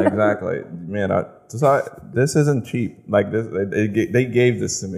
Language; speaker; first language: English; native; English